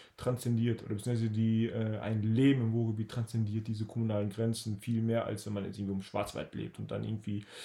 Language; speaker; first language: German; native; German